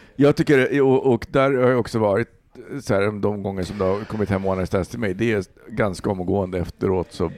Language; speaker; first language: Swedish; early bilingual, other home language; Polish